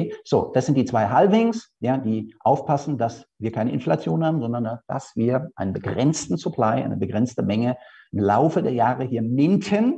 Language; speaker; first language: German; native; German